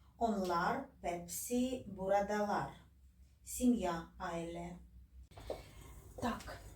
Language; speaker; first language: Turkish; non-native, learner; Ukrainian